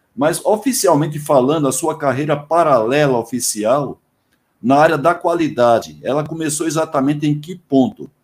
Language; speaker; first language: Portuguese; native; Portuguese